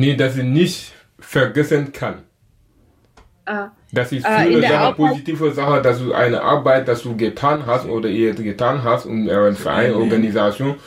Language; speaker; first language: German; non-native, learner; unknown